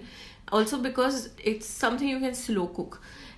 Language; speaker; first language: English; non-native, local second language; Gujarati